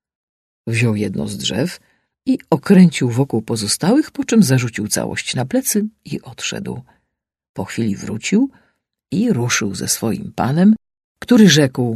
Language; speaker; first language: Polish; native; Polish